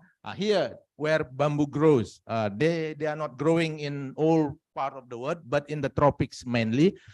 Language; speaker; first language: English; non-native, fluent; Indonesian